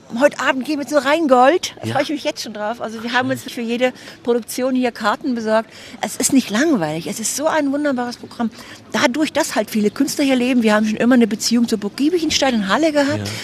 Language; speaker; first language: German; native; German